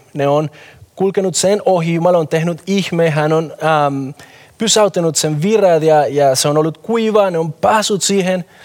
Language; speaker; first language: Finnish; non-native, fluent; Spanish